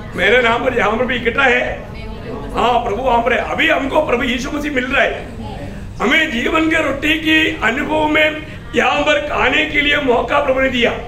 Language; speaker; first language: Hindi; non-native, local second language; Malayalam